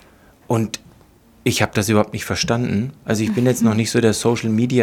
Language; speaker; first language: German; native; German